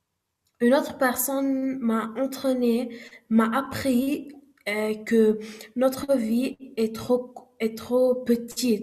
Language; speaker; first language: French; non-native, learner; Arabic